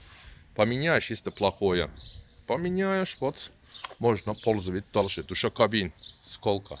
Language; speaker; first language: Russian; non-native, learner; Turkish